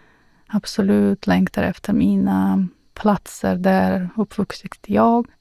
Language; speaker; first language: Swedish; non-native, learner; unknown